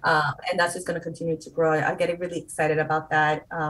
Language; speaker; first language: English; non-native, fluent; Spanish